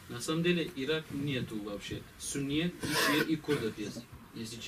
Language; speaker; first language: Russian; non-native, learner; Kurdish